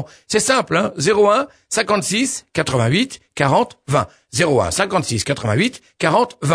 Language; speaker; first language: French; native; French